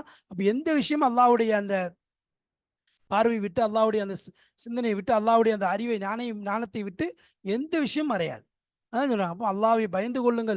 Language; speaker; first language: Tamil; native; Tamil